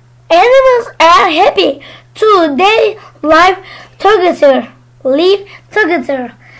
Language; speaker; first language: English; non-native, learner; Turkish